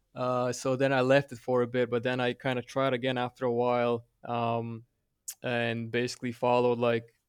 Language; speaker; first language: English; non-native, fluent; Latvian